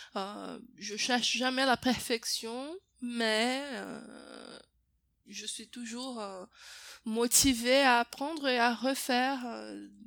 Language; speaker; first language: French; non-native, fluent; Portuguese